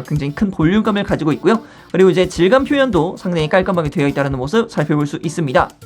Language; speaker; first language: Korean; native; Korean